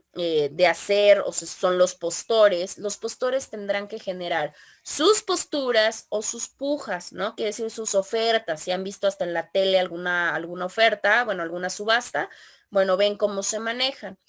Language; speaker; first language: Spanish; native; Spanish